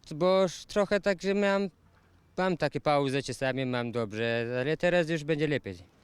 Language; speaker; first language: Polish; non-native, learner; Russian